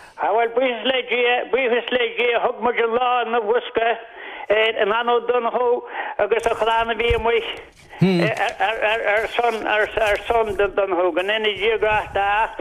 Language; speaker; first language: Irish; native; Irish